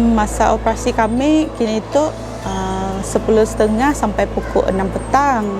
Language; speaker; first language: Malay; non-native, local second language; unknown